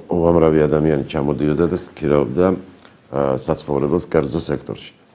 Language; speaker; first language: Georgian; native; Georgian